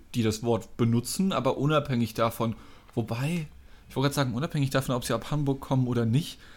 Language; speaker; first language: German; native; German